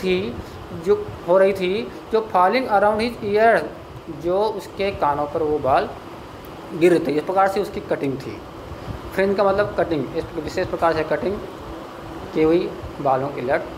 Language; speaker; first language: Hindi; native; Hindi